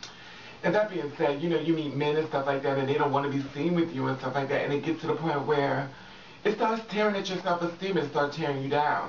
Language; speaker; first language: English; native; English